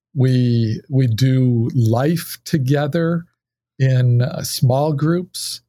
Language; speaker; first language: English; native; English